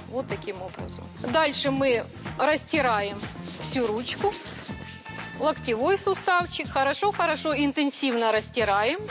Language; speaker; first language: Russian; native; Russian